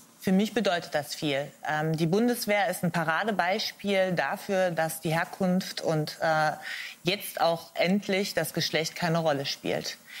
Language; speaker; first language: German; early bilingual, other home language; Arabic